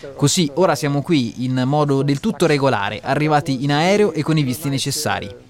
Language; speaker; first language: Italian; non-native, learner; Arabic